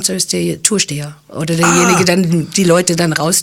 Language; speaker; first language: German; non-native, fluent; English